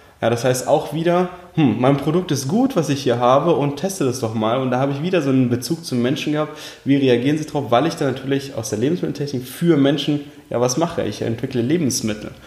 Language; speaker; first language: German; early bilingual, other home language; Russian